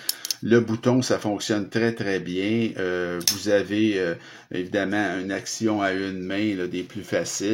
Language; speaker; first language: French; native; French